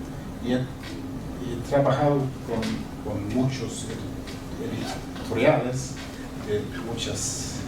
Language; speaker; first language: Spanish; non-native, fluent; Swedish